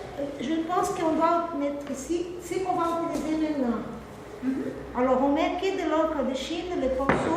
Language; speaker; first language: French; non-native, fluent; Portuguese